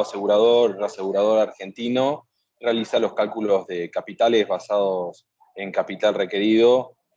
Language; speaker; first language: Spanish; native; Spanish